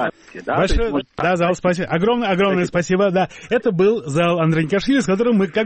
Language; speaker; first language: Russian; native; Russian